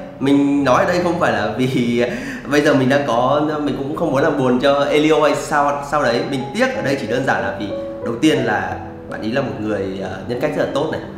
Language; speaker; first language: Vietnamese; native; Vietnamese